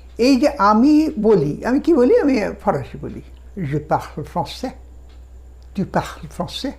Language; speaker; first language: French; non-native, fluent; Bangla